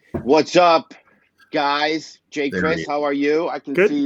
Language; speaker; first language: English; native; English